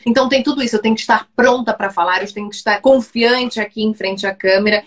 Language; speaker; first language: Portuguese; native; Portuguese